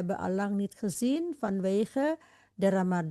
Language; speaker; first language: Dutch; non-native, fluent; Indonesian